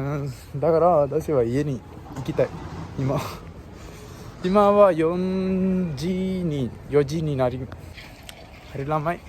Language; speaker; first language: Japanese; non-native, learner; Sinhala